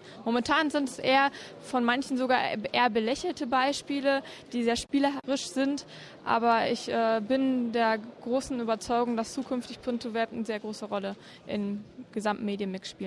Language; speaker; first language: German; native; German